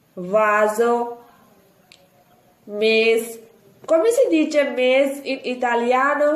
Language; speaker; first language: Italian; non-native, fluent; Urdu